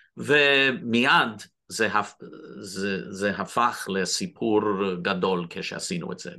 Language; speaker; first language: Hebrew; non-native, fluent; English